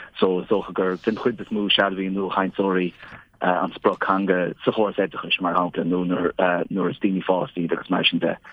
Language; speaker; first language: Irish; native; Irish